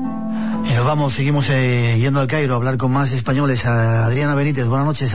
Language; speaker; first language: Spanish; native; Spanish